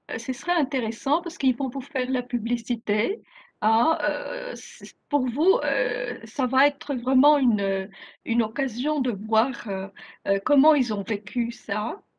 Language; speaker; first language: French; non-native, fluent; Greek